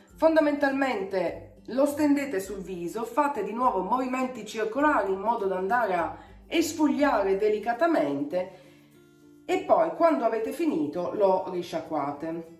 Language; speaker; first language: Italian; native; Italian